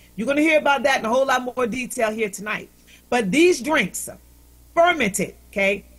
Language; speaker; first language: English; native; English